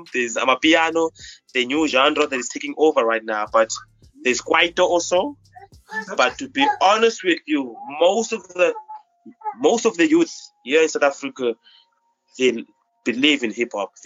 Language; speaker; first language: English; non-native, local second language; Xhosa